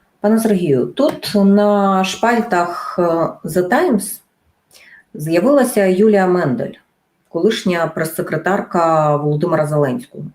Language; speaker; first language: Ukrainian; native; Ukrainian